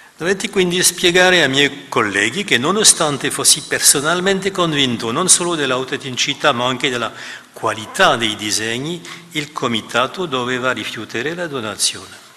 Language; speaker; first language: Italian; non-native, fluent; French